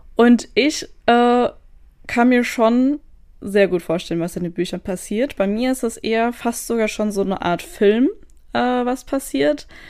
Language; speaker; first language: German; native; German